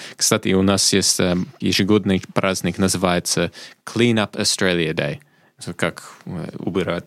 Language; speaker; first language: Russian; non-native, fluent; English